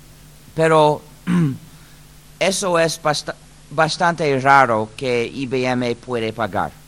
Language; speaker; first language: Spanish; non-native, fluent; English